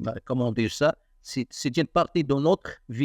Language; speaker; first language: French; non-native, learner; Arabic